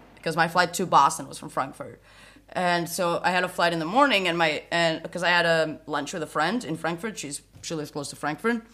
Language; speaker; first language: English; non-native, fluent; Portuguese